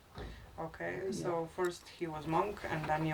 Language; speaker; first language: English; non-native, fluent; Slovenian